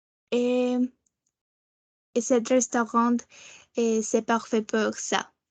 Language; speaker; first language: French; non-native, learner; Spanish